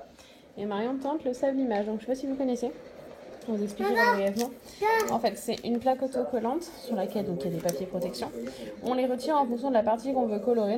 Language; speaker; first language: French; native; French